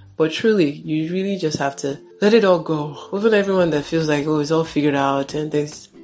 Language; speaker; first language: English; non-native, local second language; Yoruba